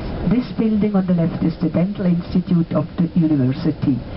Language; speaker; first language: English; non-native, fluent; German